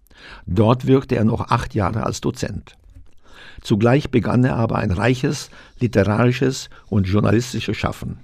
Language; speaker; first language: German; native; German